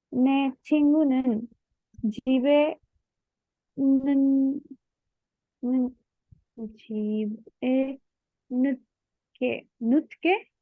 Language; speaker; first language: Korean; non-native, learner; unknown